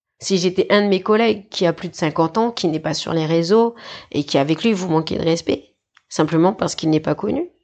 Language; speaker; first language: French; native; French